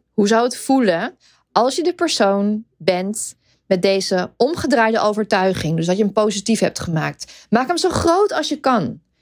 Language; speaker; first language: Dutch; native; Dutch